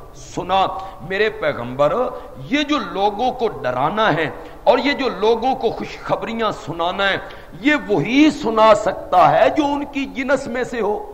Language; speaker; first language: Urdu; non-native, local second language; Punjabi